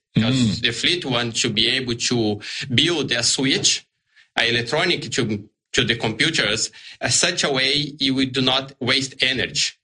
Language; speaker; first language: English; non-native, learner; Portuguese